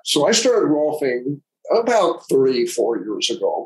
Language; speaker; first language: English; native; English